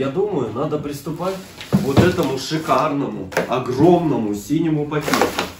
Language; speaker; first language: Russian; native; Russian